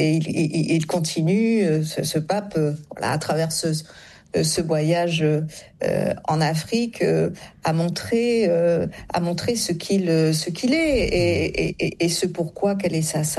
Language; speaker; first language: French; native; French